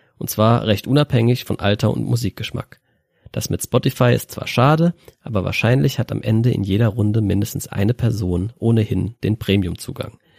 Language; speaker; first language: German; native; German